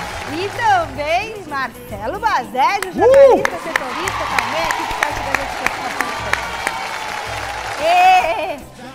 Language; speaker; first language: Portuguese; native; Portuguese